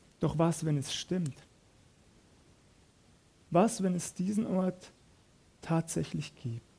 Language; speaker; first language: German; native; German